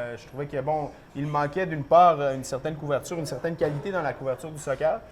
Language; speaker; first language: French; early bilingual, other home language; Spanish